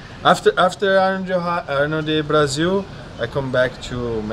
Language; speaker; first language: English; non-native, learner; Portuguese